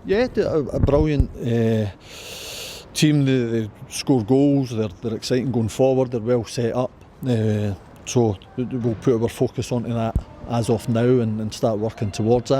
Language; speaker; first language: English; native; English